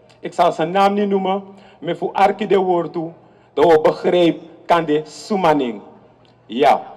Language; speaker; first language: Dutch; native; Dutch